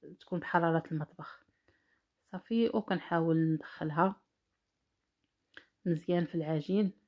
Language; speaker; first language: Arabic; native; Arabic